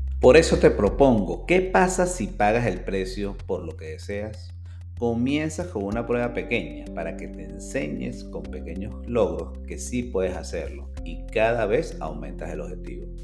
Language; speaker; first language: Spanish; native; Spanish